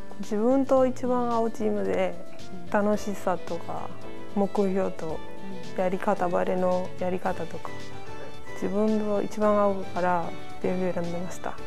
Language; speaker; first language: Japanese; non-native, fluent; Spanish